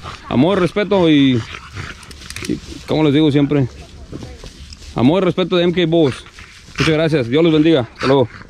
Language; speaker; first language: Spanish; early bilingual, heritage; Spanish